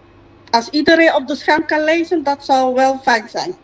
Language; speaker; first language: Dutch; non-native, local second language; Papiamento